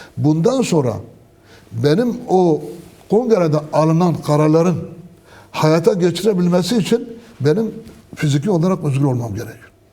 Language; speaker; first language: Turkish; non-native, local second language; Kurdish